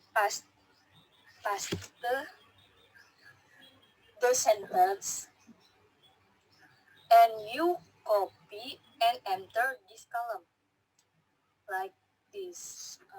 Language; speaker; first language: English; non-native, learner; Indonesian